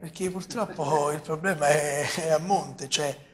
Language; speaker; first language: Italian; native; Italian